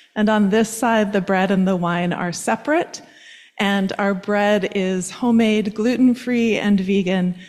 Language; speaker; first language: English; native; English